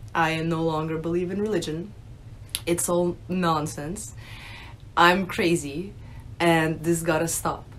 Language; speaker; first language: English; early bilingual, other home language; Russian